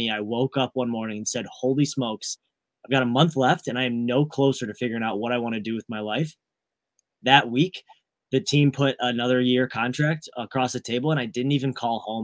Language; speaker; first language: English; native; English